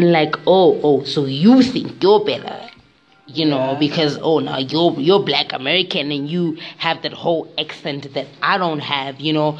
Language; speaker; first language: English; non-native, local second language; Tswana